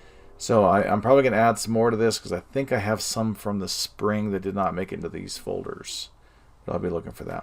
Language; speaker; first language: English; native; English